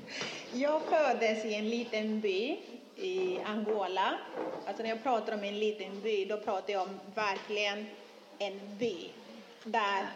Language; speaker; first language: Swedish; non-native, fluent; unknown